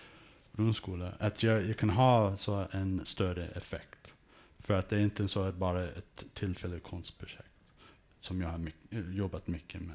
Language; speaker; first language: Swedish; early bilingual, heritage; English